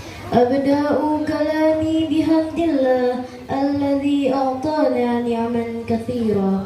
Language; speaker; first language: Arabic; non-native, learner; Indonesian